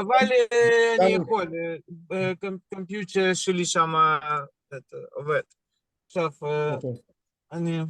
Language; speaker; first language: Hebrew; non-native, learner; Russian